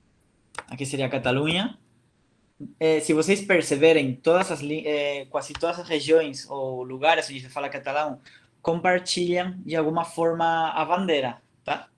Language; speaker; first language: Portuguese; non-native, fluent; Catalan